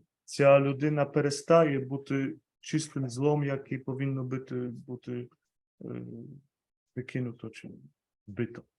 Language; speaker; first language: Ukrainian; non-native, fluent; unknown